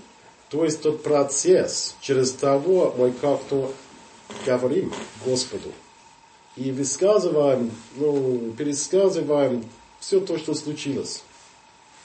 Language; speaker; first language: Russian; non-native, fluent; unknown